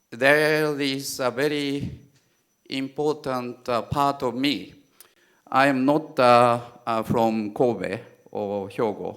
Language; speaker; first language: English; non-native, fluent; Japanese